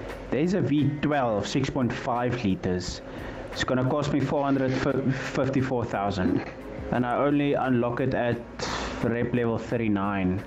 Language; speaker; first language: English; non-native, local second language; Afrikaans